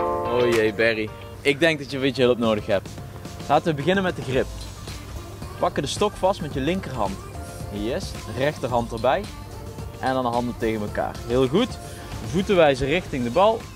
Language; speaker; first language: Dutch; native; Dutch